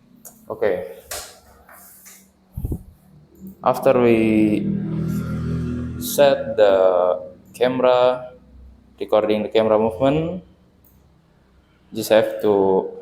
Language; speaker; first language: English; non-native, learner; Indonesian